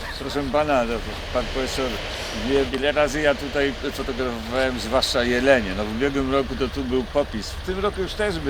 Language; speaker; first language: Polish; native; Polish